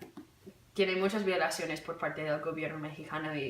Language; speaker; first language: Spanish; non-native, learner; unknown